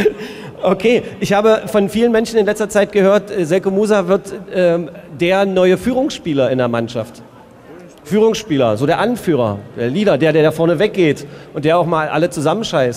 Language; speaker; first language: German; native; German